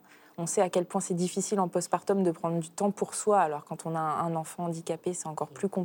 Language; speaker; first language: French; native; French